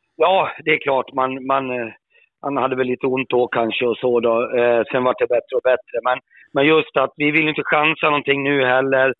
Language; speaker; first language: Swedish; native; Swedish